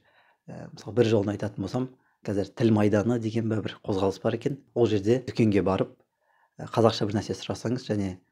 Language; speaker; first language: Kazakh; native; Kazakh